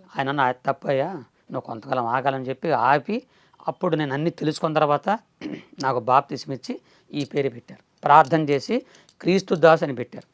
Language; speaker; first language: Telugu; non-native, local second language; Koya